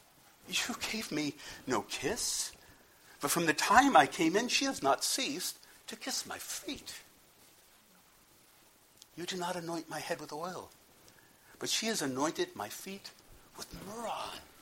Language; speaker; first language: English; native; English